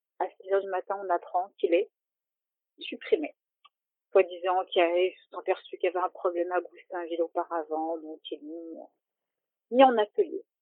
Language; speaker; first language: French; native; French